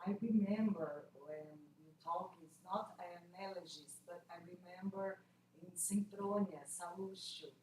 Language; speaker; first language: English; non-native, learner; Portuguese